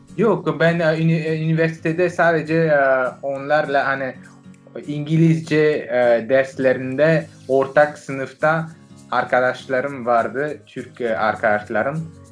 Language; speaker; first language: Turkish; non-native, fluent; French